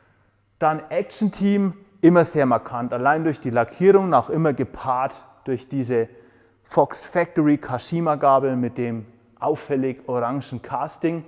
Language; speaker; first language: German; native; German